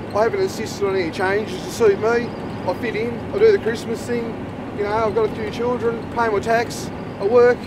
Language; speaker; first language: English; native; English